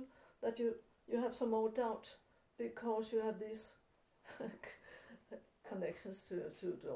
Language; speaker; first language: English; non-native, fluent; Danish